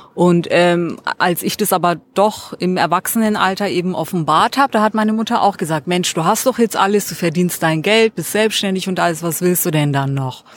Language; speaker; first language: German; early bilingual, other home language; Turkish